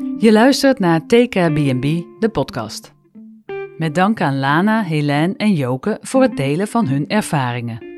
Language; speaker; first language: Dutch; native; Dutch